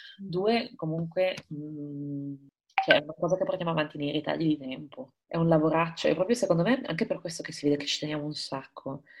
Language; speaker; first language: Italian; native; Italian